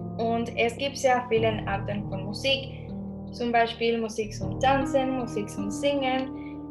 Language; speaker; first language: German; non-native, learner; Spanish